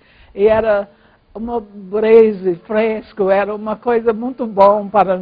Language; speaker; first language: Portuguese; non-native, learner; English